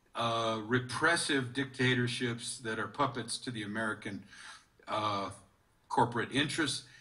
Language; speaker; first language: English; native; English